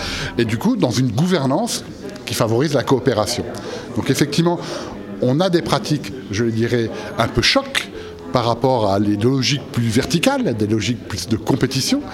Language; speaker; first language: French; native; French